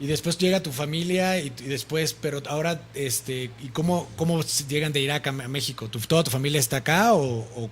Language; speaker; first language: Spanish; native; Spanish